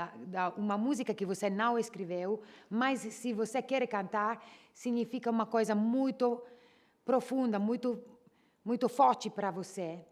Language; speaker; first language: Portuguese; non-native, fluent; Italian